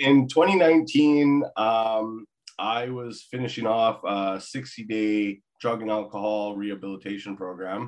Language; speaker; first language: English; native; English